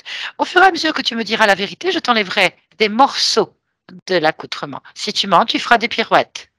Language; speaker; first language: French; native; French